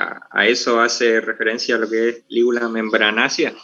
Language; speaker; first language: Spanish; native; Spanish